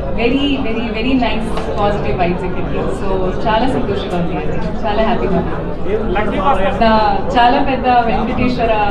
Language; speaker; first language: Telugu; non-native, learner; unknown